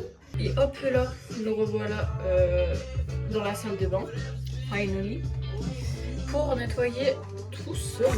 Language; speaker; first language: French; native; French